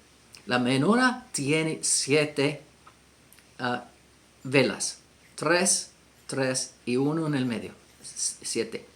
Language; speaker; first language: Spanish; non-native, fluent; English